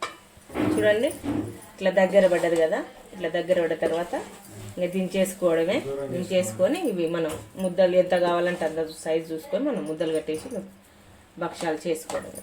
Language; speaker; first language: Telugu; native; Telugu